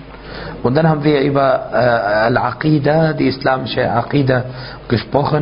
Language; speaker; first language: German; non-native, fluent; Arabic